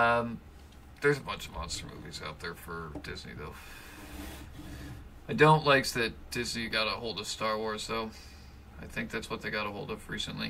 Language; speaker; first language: English; native; English